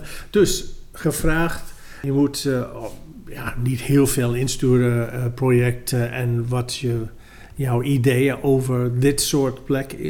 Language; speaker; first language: Dutch; non-native, fluent; English